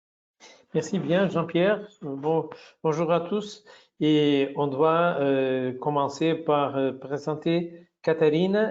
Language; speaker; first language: French; non-native, fluent; Portuguese